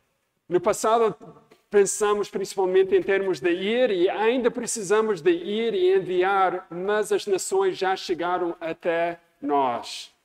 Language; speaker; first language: Portuguese; non-native, fluent; English